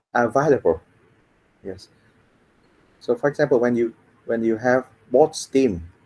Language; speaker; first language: English; non-native, fluent; Vietnamese